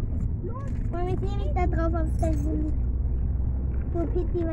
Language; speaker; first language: German; native; German